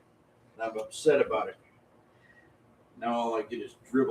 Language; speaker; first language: English; native; English